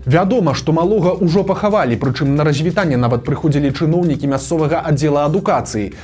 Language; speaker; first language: Belarusian; native; Belarusian